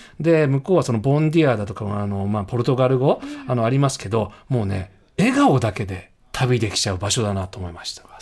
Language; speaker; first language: Japanese; native; Japanese